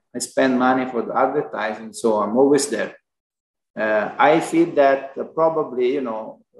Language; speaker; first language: English; non-native, learner; Italian